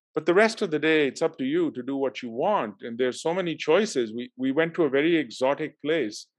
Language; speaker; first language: English; non-native, local second language; Urdu